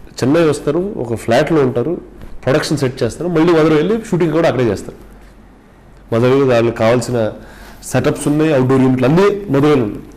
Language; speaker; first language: Telugu; native; Telugu